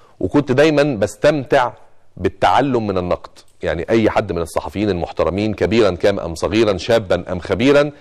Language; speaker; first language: Arabic; native; Arabic